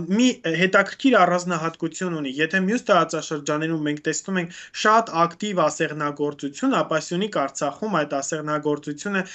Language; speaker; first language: Armenian; native; Armenian